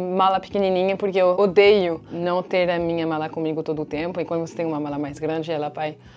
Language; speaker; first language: Portuguese; non-native, learner; French